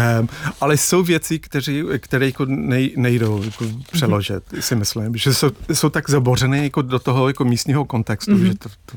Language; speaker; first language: Czech; non-native, fluent; English